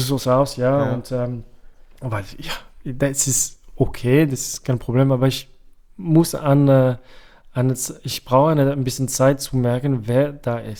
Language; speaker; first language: German; non-native, fluent; French